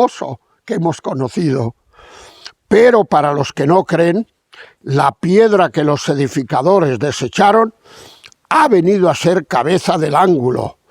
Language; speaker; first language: Spanish; native; Spanish